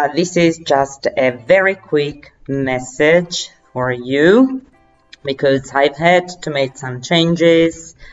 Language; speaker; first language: English; non-native, fluent; Italian